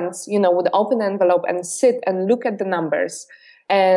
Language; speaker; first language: English; non-native, fluent; Polish